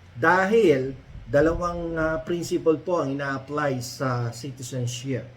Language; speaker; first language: Filipino; native; Filipino